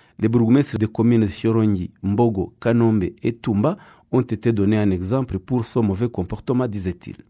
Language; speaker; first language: French; non-native, local second language; Kinyarwanda